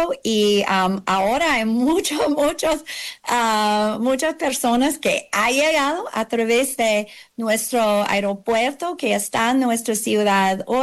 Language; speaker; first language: Spanish; non-native, learner; English